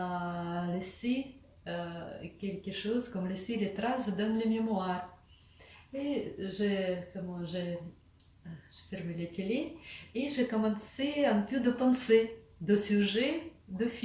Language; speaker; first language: French; non-native, learner; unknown